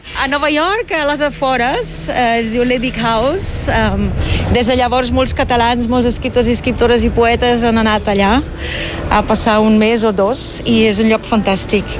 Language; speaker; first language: Catalan; non-native, fluent; German